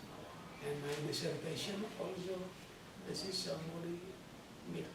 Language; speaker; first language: English; non-native, learner; Sundanese